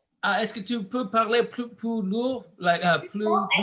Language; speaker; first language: French; non-native, learner; English